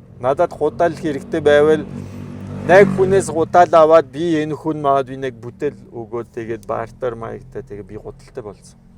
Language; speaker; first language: Mongolian; non-native, fluent; French